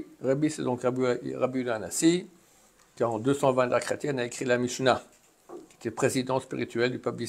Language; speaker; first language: French; native; French